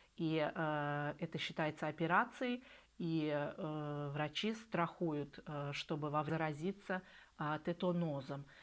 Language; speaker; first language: Russian; native; Russian